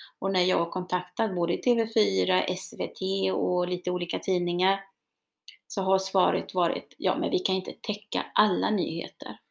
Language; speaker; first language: Swedish; early bilingual, other home language; Spanish